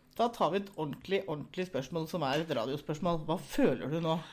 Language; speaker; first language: Norwegian; native; Norwegian